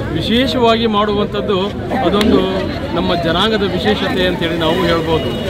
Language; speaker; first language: Kannada; non-native, local second language; Lambadi